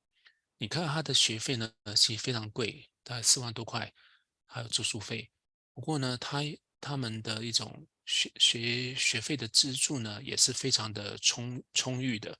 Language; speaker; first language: Chinese; native; Chinese